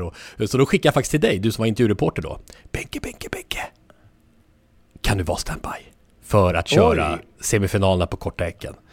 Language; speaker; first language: Swedish; native; Swedish